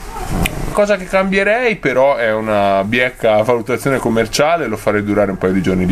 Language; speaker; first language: Italian; native; Italian